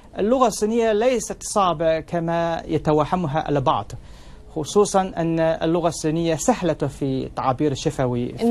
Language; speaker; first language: Arabic; non-native, fluent; Chinese